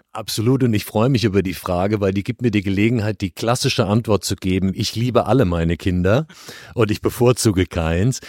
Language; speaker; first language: German; native; German